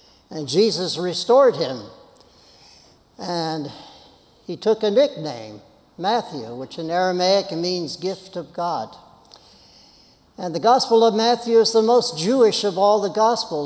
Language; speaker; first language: English; native; English